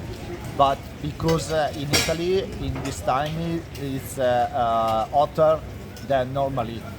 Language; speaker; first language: English; non-native, learner; Italian